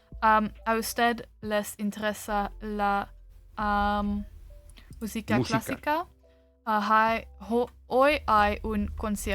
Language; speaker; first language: Spanish; non-native, learner; English